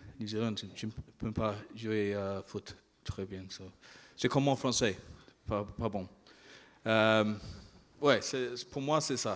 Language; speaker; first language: French; non-native, learner; English